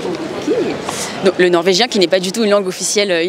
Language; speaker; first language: French; native; French